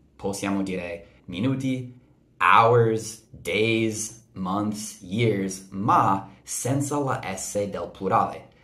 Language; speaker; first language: Italian; non-native, fluent; English